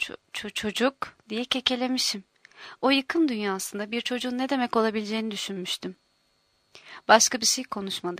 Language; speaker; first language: Turkish; native; Turkish